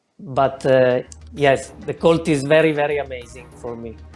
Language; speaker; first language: English; non-native, learner; Italian